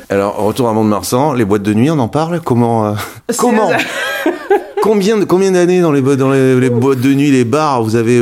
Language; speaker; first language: French; native; French